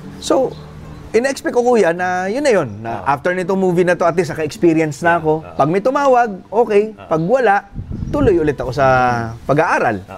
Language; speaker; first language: Filipino; native; Filipino